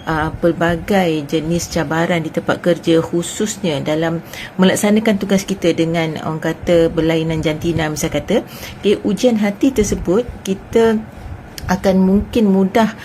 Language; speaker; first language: Malay; native; Malay